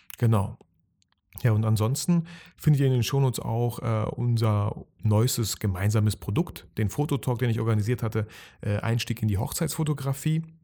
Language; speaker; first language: German; early bilingual, other home language; Russian